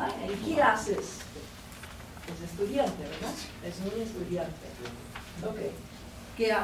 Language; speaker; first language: Spanish; non-native, fluent; Portuguese